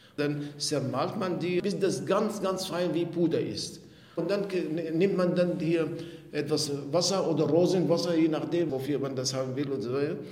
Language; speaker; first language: German; non-native, fluent; Arabic